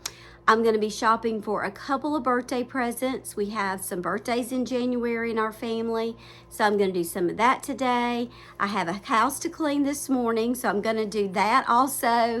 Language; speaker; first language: English; native; English